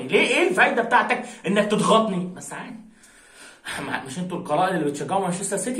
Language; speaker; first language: Arabic; native; Arabic